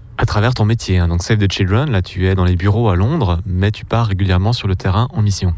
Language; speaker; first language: French; native; French